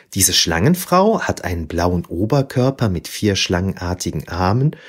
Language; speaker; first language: German; native; German